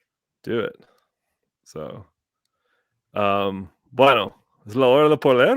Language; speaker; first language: Spanish; non-native, fluent; English